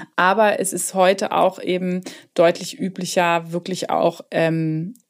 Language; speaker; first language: German; native; German